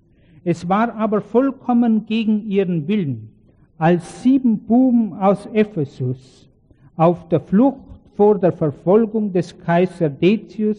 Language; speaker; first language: German; native; German